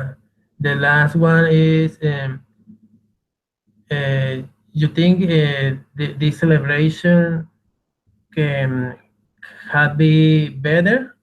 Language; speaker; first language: English; non-native, learner; Spanish